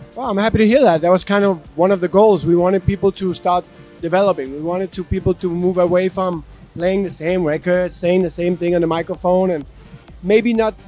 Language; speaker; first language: English; non-native, fluent; Danish